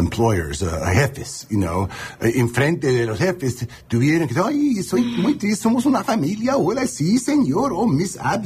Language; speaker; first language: Spanish; non-native, learner; English